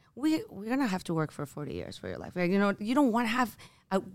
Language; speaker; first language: English; non-native, fluent; Spanish